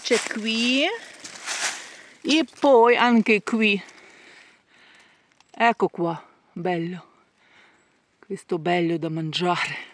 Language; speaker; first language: Italian; non-native, learner; Ukrainian